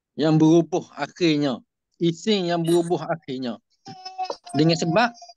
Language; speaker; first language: Malay; native; Malay